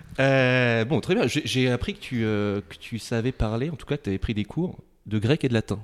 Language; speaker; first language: French; native; French